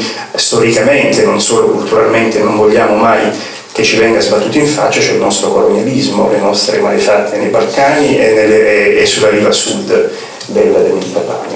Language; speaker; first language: Italian; native; Italian